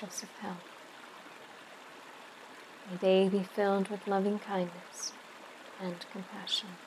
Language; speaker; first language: English; native; English